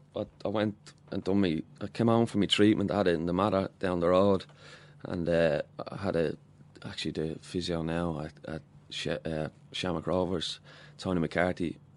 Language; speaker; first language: English; native; English